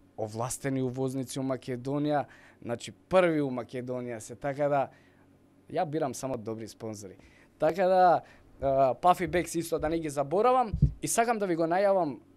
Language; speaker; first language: Macedonian; native; Macedonian